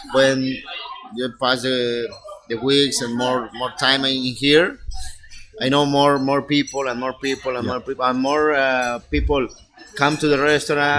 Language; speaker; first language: English; non-native, fluent; Spanish